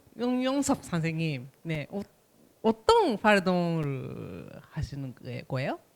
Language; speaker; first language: Korean; non-native, fluent; Japanese